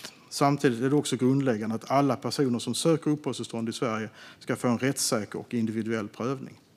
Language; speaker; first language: Swedish; native; Swedish